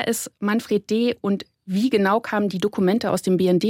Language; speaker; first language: German; native; German